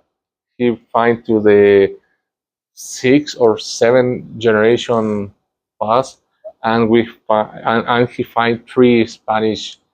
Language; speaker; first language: English; non-native, learner; Spanish